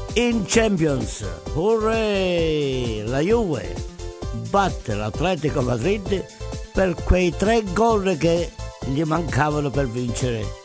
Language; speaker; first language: Italian; native; Italian